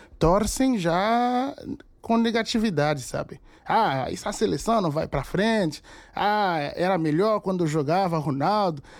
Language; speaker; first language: Portuguese; non-native, fluent; Haitian Creole